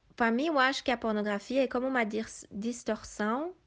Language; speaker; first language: Portuguese; early bilingual, heritage; Portuguese